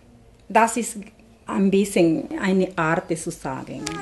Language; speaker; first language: German; non-native, learner; Spanish